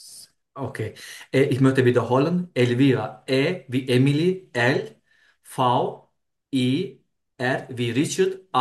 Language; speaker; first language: German; non-native, learner; Turkish